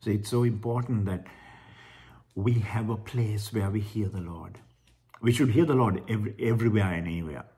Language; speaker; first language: English; non-native, local second language; Sinhala